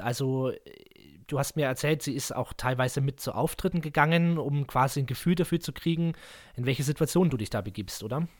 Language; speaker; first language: German; native; German